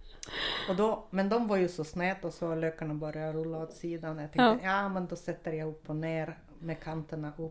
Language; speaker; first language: Swedish; non-native, fluent; Russian